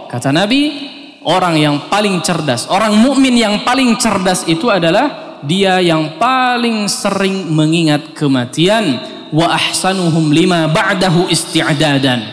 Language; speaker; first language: Indonesian; native; Indonesian